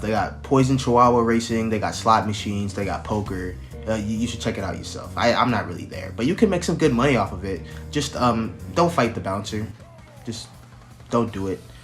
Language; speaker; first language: English; native; English